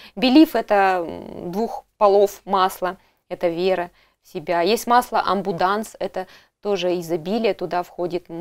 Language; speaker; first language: Russian; native; Russian